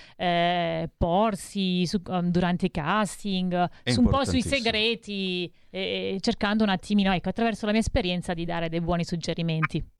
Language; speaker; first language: Italian; native; Italian